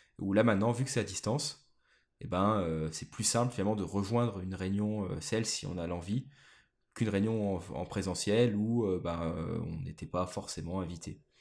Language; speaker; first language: French; native; French